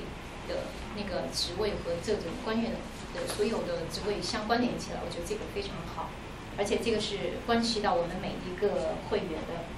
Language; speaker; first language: Chinese; native; Chinese